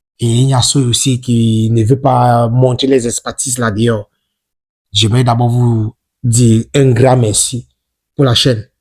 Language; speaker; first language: French; non-native, local second language; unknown